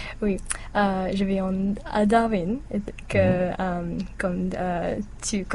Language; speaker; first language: French; non-native, learner; English